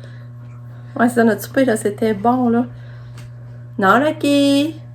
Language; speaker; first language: French; native; French